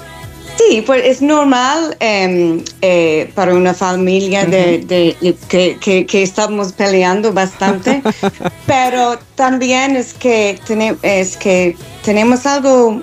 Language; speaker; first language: Spanish; non-native, fluent; English